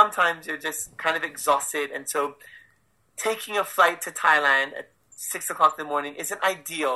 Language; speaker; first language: English; native; English